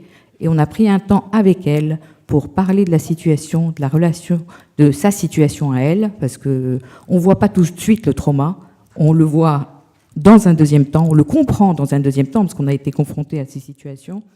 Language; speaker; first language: French; native; French